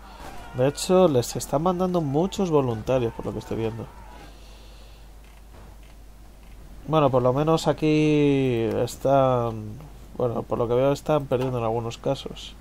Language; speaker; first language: Spanish; native; Spanish